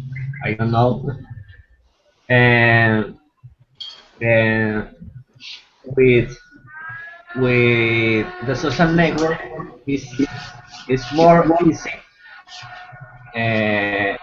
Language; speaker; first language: English; non-native, learner; Spanish